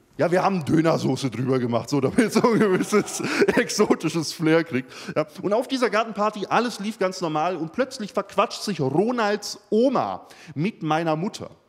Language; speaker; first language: German; early bilingual, other home language; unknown